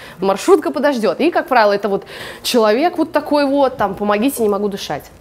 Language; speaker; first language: Russian; early bilingual, heritage; English